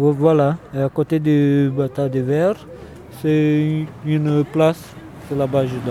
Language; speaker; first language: French; non-native, learner; Romanian